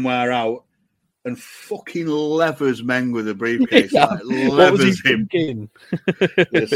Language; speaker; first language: English; native; English